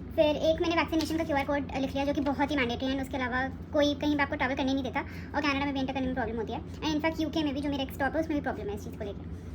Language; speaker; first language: Hindi; native; Hindi